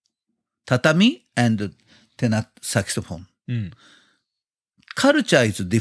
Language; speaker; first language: English; non-native, learner; Japanese